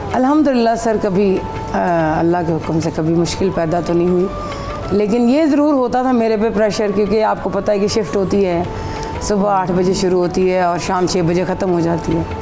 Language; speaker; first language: Urdu; non-native, local second language; Punjabi